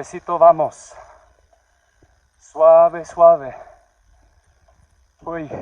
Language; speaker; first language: Spanish; non-native, learner; English